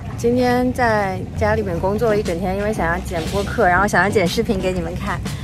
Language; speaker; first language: Chinese; native; Chinese